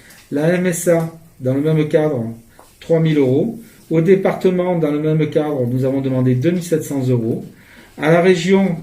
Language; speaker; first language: French; native; French